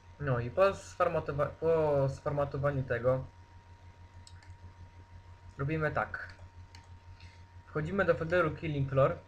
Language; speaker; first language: Polish; native; Polish